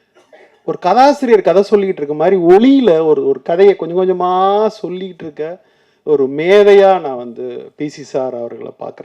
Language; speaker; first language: Tamil; native; Tamil